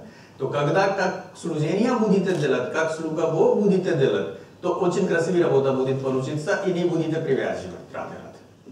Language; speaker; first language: Russian; non-native, learner; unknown